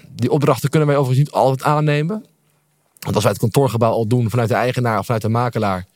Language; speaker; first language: Dutch; native; Dutch